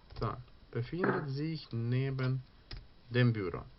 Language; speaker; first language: German; non-native, fluent; Ukrainian